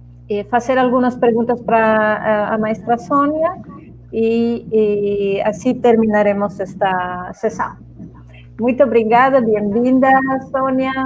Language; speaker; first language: Portuguese; non-native, fluent; Spanish